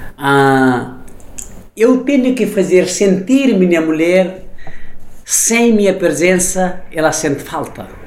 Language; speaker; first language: Portuguese; non-native, fluent; Nepali